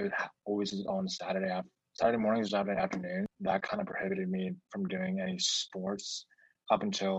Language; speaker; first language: English; early bilingual, other home language; Chinese